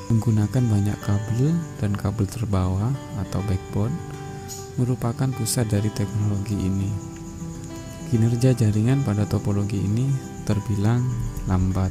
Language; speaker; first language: Indonesian; native; Indonesian